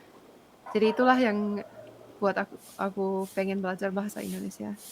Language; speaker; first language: Indonesian; non-native, fluent; Finnish